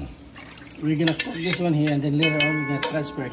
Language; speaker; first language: English; non-native, local second language; Filipino